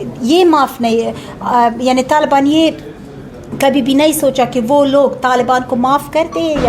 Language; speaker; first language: Hindi; non-native, learner; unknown